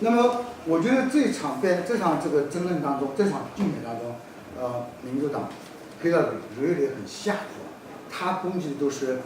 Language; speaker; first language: Chinese; native; Chinese